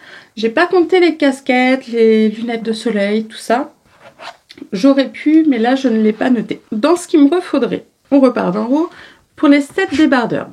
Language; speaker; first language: French; native; French